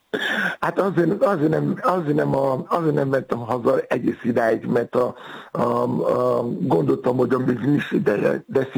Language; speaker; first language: Hungarian; non-native, fluent; Yoruba